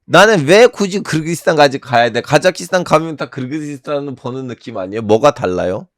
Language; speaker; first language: Korean; non-native, fluent; Turkish